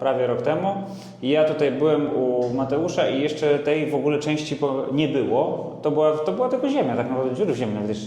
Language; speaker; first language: Polish; native; Polish